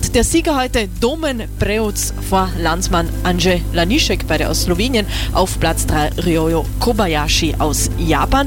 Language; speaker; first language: German; native; German